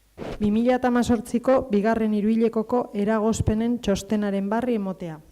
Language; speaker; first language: Basque; native; Basque